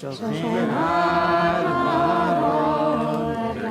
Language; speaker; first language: English; native; English